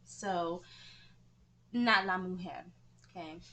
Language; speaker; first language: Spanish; non-native, learner; English